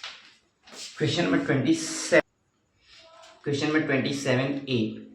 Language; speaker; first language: English; non-native, local second language; Hindi